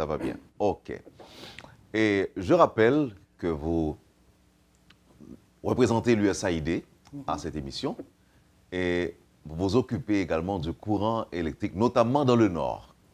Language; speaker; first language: French; native; French